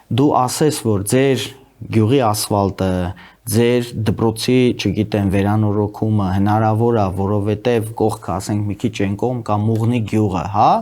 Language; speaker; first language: Armenian; native; Armenian